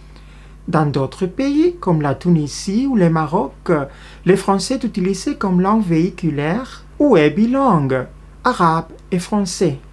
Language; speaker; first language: French; non-native, fluent; Spanish